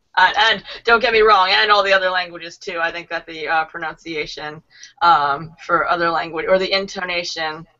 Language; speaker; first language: English; native; English